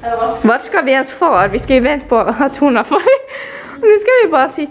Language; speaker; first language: Swedish; native; Swedish